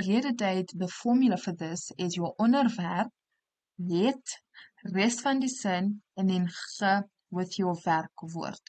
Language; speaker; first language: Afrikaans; non-native, local second language; English